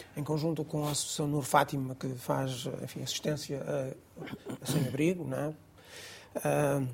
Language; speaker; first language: Portuguese; non-native, local second language; Gujarati